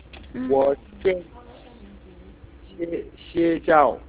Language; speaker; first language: Chinese; non-native, learner; Korean